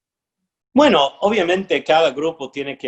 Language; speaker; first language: Spanish; non-native, fluent; English